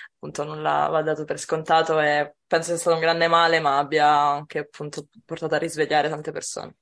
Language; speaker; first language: Italian; native; Italian